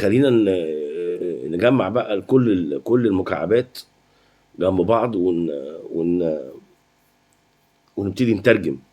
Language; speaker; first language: Arabic; native; Arabic